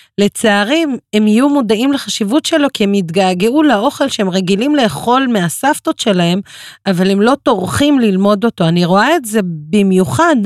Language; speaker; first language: Hebrew; non-native, local second language; Arabic